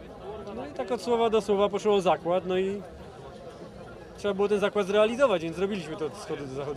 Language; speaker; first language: Polish; native; Polish